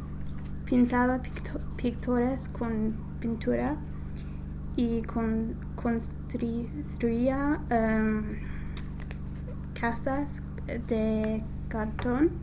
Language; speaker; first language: Spanish; non-native, learner; English